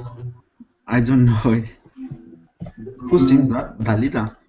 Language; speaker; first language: English; non-native, fluent; Spanish